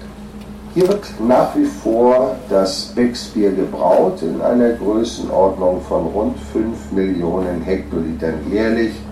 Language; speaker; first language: German; native; German